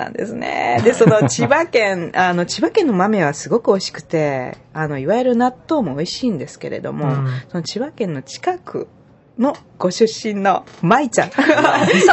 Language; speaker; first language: Japanese; native; Japanese